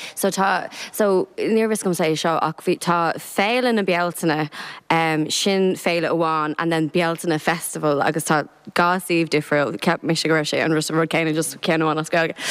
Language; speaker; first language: Irish; non-native, local second language; English